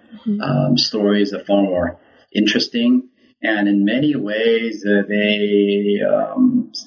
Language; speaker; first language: English; early bilingual, other home language; Korean